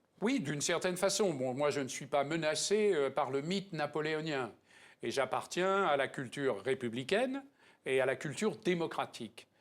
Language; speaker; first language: French; native; French